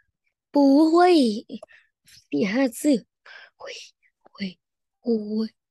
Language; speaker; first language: Chinese; non-native, learner; Vietnamese